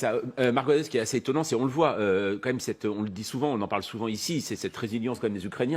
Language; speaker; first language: French; native; French